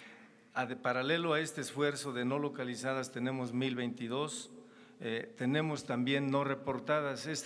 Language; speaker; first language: Spanish; native; Spanish